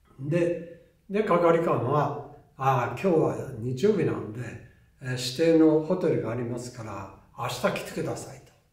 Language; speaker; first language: Japanese; native; Japanese